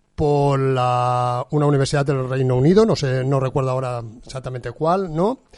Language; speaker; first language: Spanish; non-native, local second language; Catalan